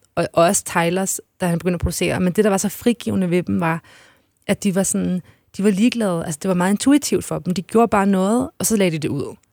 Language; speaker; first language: Danish; native; Danish